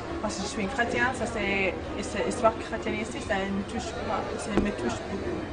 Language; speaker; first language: French; non-native, learner; English